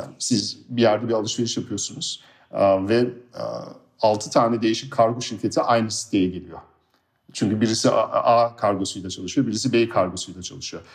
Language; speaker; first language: Turkish; early bilingual, heritage; Turkish